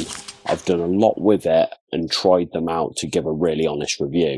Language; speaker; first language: English; native; English